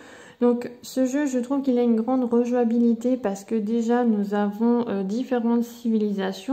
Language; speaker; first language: French; native; French